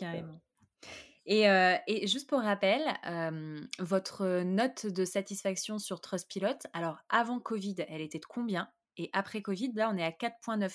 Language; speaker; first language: French; native; French